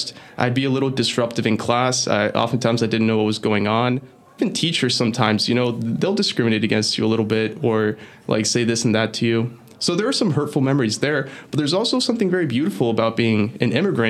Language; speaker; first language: English; early bilingual, other home language; Spanish